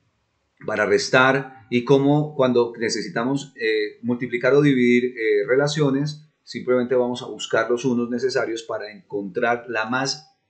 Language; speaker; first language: Spanish; native; Spanish